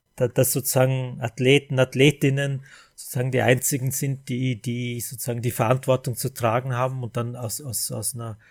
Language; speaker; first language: German; native; German